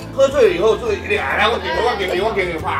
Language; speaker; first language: Chinese; native; Chinese